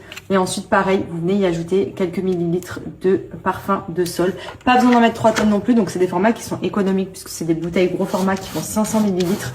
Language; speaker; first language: French; native; French